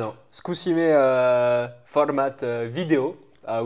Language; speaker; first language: Slovak; non-native, fluent; French